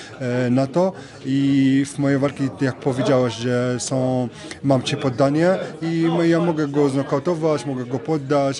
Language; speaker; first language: Polish; non-native, fluent; French